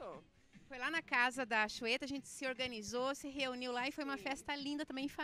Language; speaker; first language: Portuguese; native; Portuguese